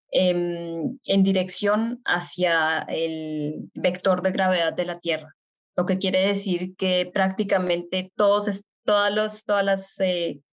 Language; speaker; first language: Spanish; native; Spanish